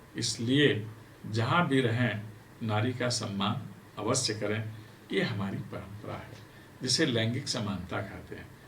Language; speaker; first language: Hindi; native; Hindi